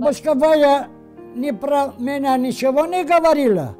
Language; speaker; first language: Russian; non-native, local second language; Armenian